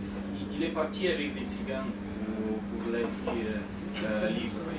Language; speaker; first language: French; non-native, fluent; Russian